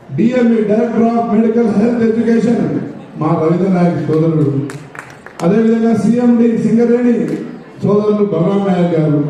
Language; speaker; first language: Telugu; non-native, local second language; Lambadi